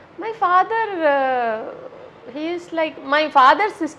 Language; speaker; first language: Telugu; non-native, learner; Tamil